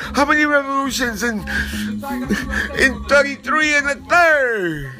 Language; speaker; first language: English; non-native, fluent; Spanish